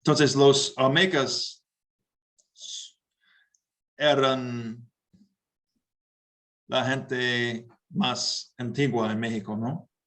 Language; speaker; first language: Spanish; non-native, learner; English